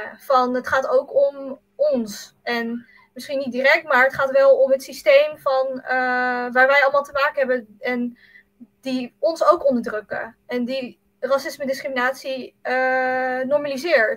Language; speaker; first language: Dutch; early bilingual, other home language; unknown